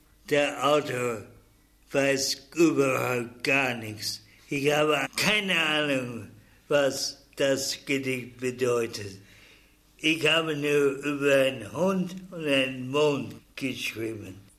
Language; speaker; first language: German; non-native, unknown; English